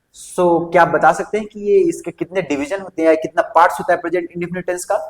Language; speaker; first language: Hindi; native; Hindi